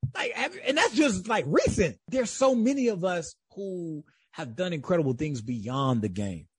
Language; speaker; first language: English; native; English